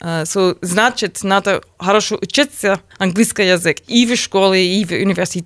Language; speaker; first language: Russian; non-native, learner; English